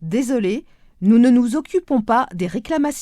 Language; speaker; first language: French; native; French